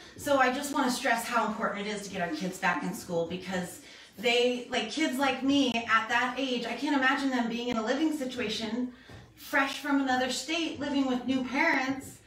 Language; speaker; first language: English; native; English